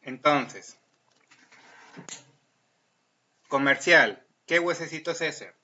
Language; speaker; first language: Spanish; native; Spanish